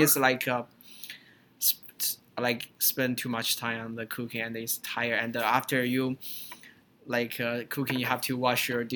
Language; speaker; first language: English; non-native, learner; Chinese